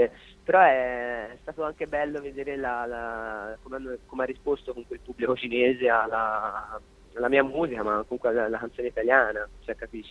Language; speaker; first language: Italian; native; Italian